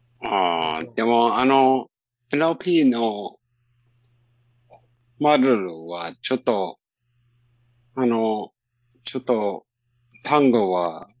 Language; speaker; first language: Japanese; non-native, learner; English